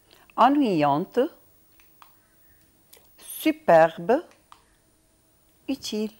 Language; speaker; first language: French; non-native, fluent; Arabic